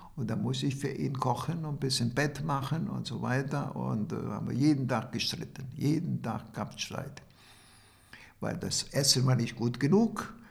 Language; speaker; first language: German; non-native, fluent; Italian